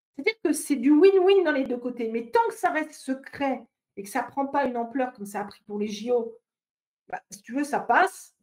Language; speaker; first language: French; native; French